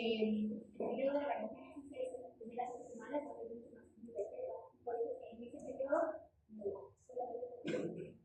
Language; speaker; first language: Spanish; native; Spanish